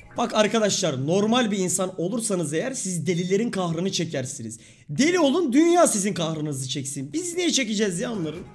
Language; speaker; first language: Turkish; native; Turkish